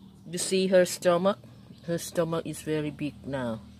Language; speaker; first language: English; non-native, learner; Thai